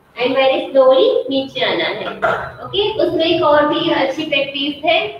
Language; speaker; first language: Hindi; non-native, local second language; Gujarati